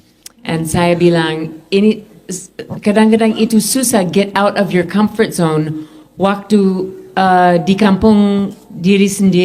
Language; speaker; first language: Indonesian; non-native, fluent; English